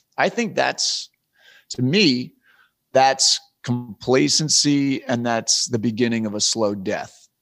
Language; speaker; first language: English; native; English